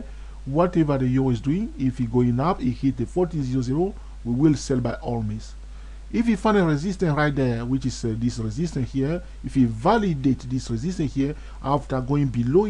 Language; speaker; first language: English; non-native, fluent; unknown